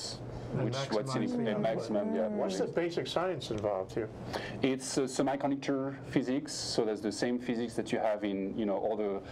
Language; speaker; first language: English; non-native, fluent; French